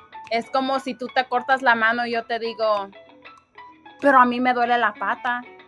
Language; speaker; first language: Spanish; early bilingual, heritage; Spanish